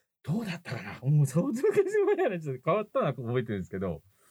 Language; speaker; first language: Japanese; native; Japanese